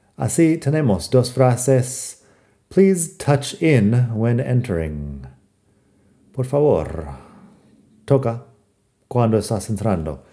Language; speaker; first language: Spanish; non-native, fluent; English